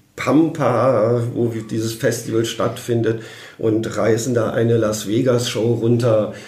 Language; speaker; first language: German; native; German